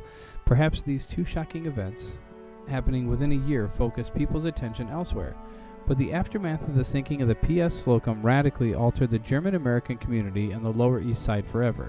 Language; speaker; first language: English; native; English